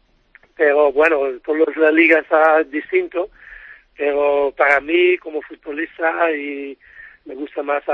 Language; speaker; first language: Spanish; non-native, learner; Dutch